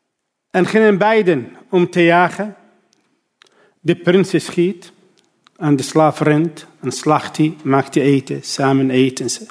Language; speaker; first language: Dutch; non-native, learner; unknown